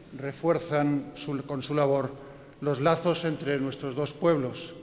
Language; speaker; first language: Spanish; native; Spanish